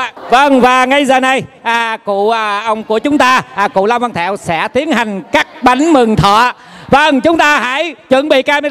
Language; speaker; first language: Vietnamese; native; Vietnamese